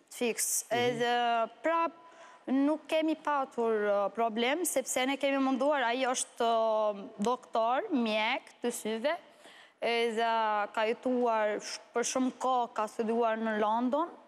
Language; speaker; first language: Albanian; non-native, learner; Arabic